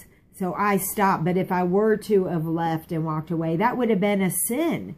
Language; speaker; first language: English; native; English